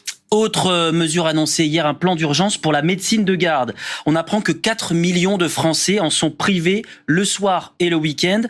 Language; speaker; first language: French; native; French